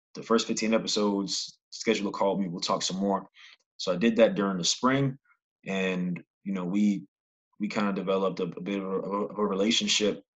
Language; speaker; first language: English; native; English